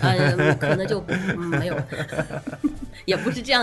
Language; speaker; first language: Chinese; native; Chinese